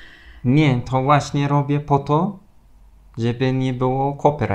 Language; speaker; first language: Polish; non-native, fluent; Turkish